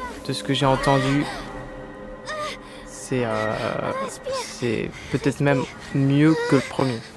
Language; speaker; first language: French; native; French